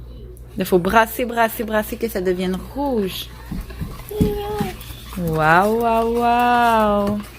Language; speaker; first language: French; native; French